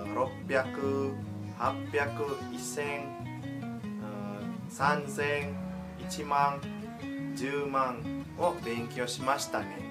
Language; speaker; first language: Japanese; non-native, fluent; Indonesian